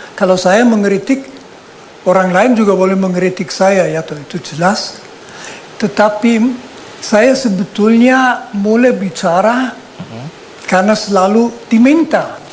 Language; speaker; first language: Indonesian; non-native, fluent; German